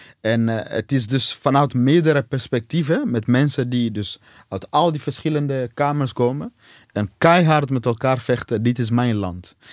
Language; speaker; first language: Dutch; non-native, fluent; Swahili